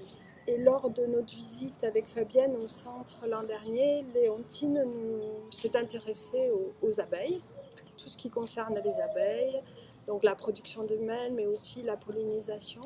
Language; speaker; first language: French; native; French